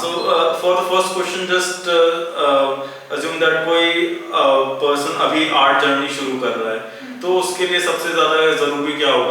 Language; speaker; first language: Hindi; native; Hindi